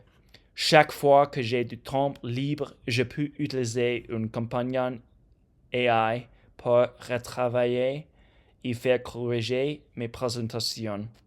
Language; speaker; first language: French; non-native, learner; English